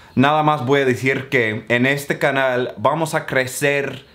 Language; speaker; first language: Spanish; non-native, fluent; English